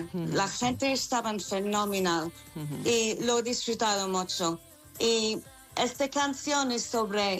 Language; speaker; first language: Spanish; non-native, fluent; English